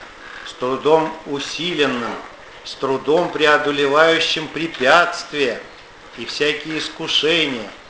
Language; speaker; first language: Russian; native; Russian